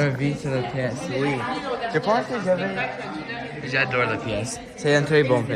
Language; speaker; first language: French; non-native, learner; English